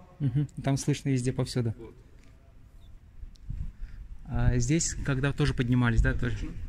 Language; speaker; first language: Russian; native; Russian